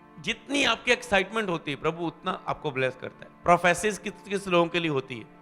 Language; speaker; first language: Hindi; non-native, local second language; Punjabi